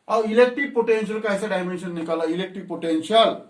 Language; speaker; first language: Hindi; non-native, local second language; Marathi